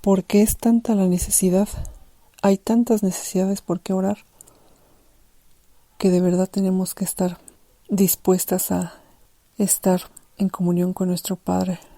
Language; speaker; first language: Spanish; native; Spanish